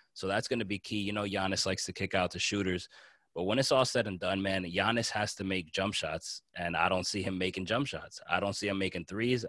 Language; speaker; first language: English; native; English